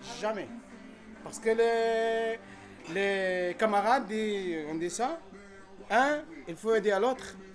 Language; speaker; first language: French; non-native, learner; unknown